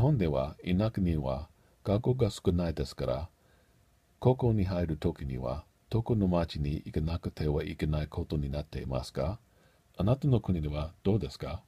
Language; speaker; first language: Japanese; non-native, learner; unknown